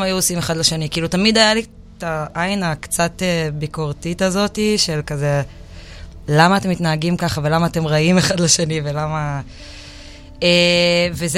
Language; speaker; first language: Hebrew; native; Hebrew